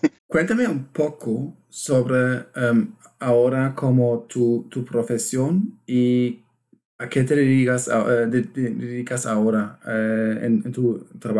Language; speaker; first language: Spanish; non-native, fluent; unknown